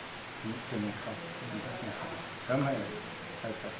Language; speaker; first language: Hebrew; non-native, learner; English